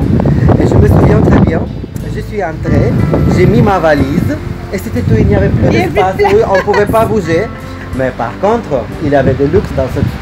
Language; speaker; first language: French; non-native, fluent; Russian